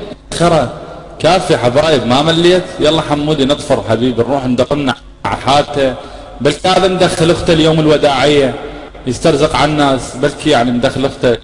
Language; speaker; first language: Arabic; native; Arabic